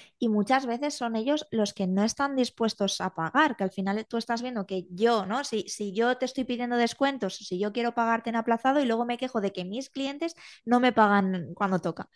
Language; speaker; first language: Spanish; native; Spanish